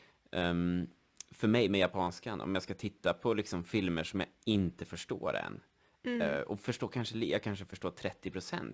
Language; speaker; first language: Swedish; native; Swedish